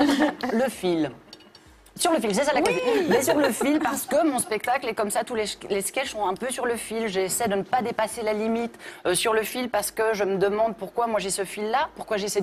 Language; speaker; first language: French; native; French